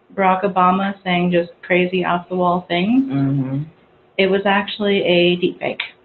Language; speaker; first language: English; native; English